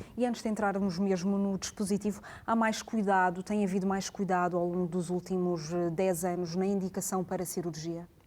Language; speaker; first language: Portuguese; native; Portuguese